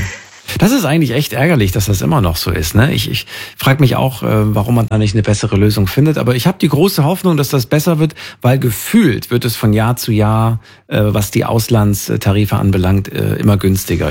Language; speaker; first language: German; native; German